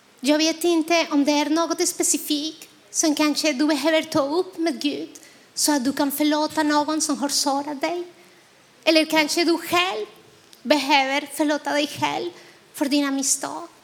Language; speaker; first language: Swedish; non-native, fluent; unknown